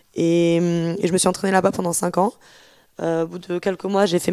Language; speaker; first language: French; native; French